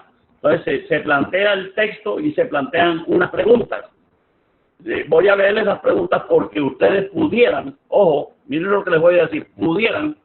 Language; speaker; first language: Spanish; native; Spanish